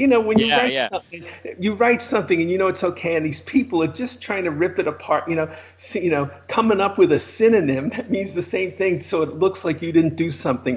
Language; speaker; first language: English; native; English